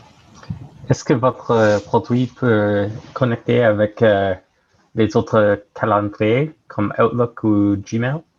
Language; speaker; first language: French; non-native, learner; English